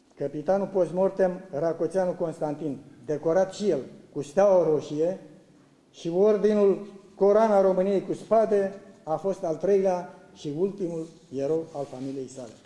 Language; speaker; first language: Romanian; native; Romanian